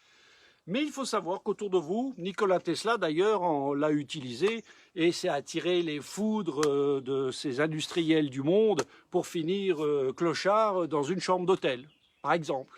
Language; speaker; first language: French; native; French